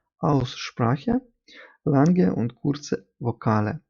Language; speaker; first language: German; non-native, fluent; Ukrainian